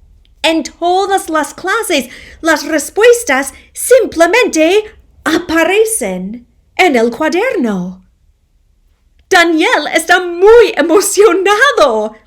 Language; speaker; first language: Spanish; non-native, fluent; English